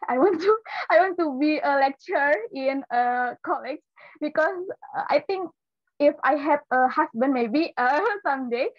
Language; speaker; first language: English; non-native, learner; Indonesian